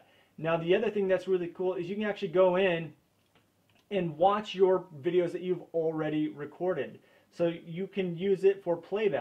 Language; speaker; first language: English; native; English